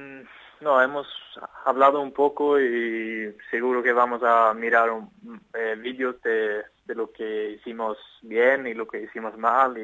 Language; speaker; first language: Spanish; non-native, fluent; Swedish